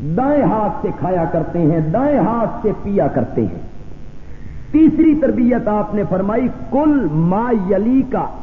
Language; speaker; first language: Urdu; non-native, local second language; Punjabi